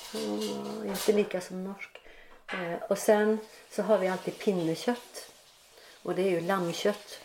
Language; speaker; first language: Swedish; early bilingual, other home language; Norwegian